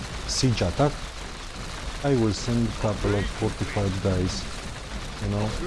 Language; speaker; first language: English; non-native, fluent; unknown